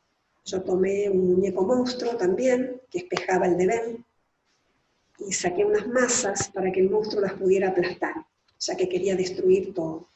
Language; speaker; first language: Spanish; native; Spanish